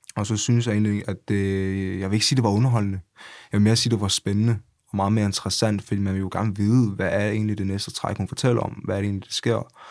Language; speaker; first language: Danish; early bilingual, other home language; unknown